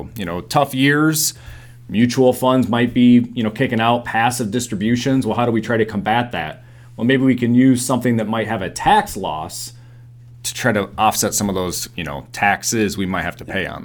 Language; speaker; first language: English; native; English